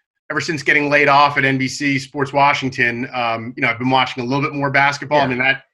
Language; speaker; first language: English; native; English